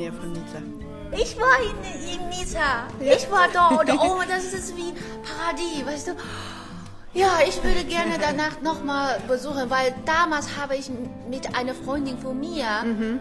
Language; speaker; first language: German; non-native, learner; Chinese